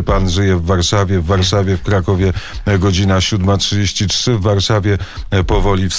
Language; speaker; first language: Polish; native; Polish